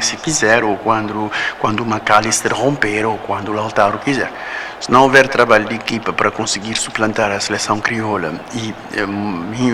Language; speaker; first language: Portuguese; non-native, local second language; Kabuverdianu